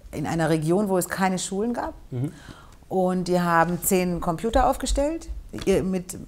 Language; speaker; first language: German; native; German